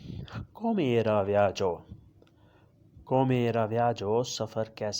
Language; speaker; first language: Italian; non-native, learner; Urdu